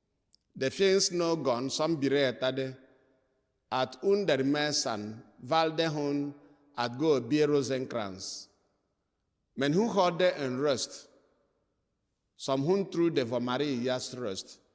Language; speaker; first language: Swedish; non-native, fluent; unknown